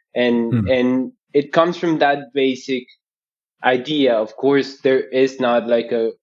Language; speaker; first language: English; non-native, fluent; Spanish